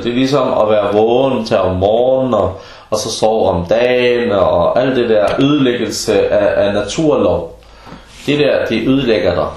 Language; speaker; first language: Danish; early bilingual, other home language; Arabic